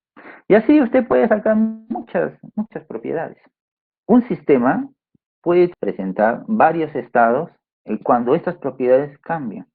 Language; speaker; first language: Spanish; native; Spanish